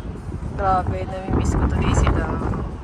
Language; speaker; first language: Filipino; native; Filipino